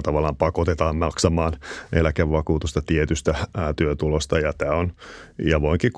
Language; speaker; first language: Finnish; native; Finnish